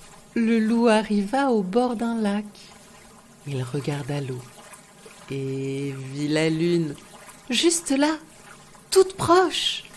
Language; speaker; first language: French; native; French